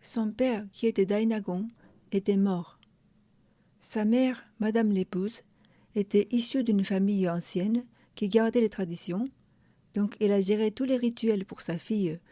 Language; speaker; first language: French; non-native, fluent; Japanese